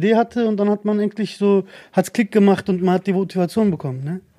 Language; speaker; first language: German; native; German